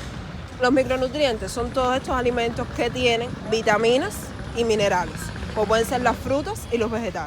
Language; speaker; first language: Spanish; native; Spanish